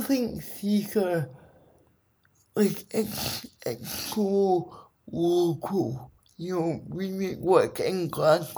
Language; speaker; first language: English; native; English